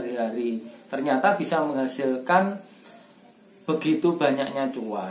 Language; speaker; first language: Indonesian; non-native, local second language; Javanese